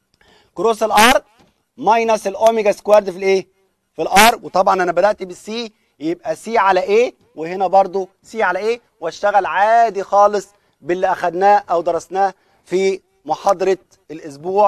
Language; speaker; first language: Arabic; native; Arabic